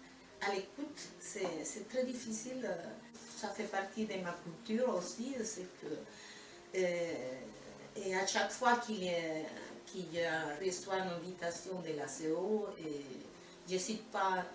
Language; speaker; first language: French; non-native, fluent; Spanish